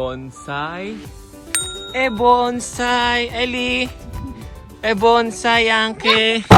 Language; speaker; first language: Italian; non-native, learner; Filipino